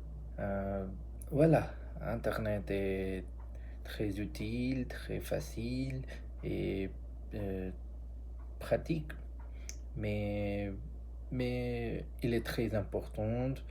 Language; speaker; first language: French; non-native, learner; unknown